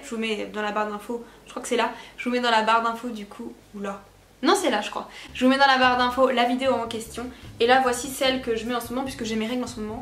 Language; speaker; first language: French; native; French